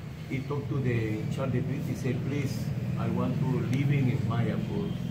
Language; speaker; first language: English; non-native, learner; Spanish